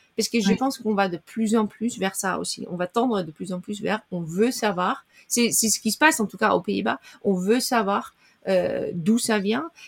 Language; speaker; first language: French; non-native, fluent; Dutch